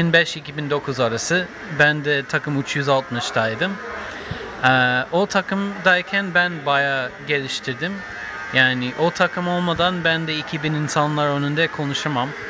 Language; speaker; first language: Turkish; non-native, fluent; English